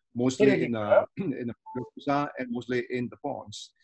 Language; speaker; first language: English; non-native, fluent; Indonesian